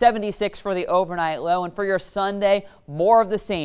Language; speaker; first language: English; native; English